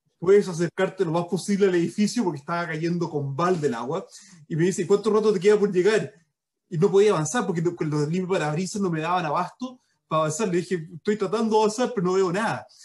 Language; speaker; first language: Spanish; early bilingual, heritage; Spanish